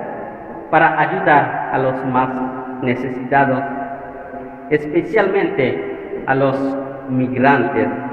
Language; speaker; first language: Spanish; non-native, fluent; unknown